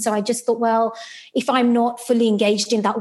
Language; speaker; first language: English; non-native, local second language; Sylheti